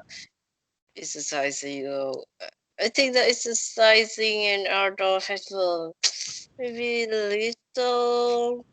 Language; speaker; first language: English; non-native, learner; Vietnamese